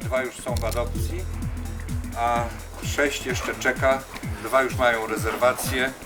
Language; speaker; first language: Polish; native; Polish